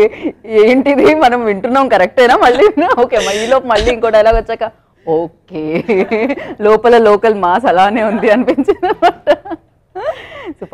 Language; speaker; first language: Telugu; native; Telugu